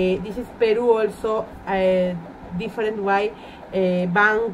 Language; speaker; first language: English; non-native, learner; Spanish